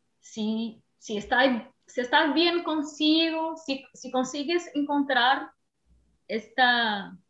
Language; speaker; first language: Spanish; non-native, learner; Portuguese